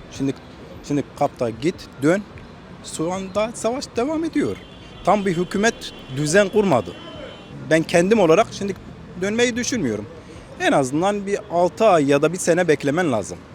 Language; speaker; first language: Turkish; non-native, learner; Arabic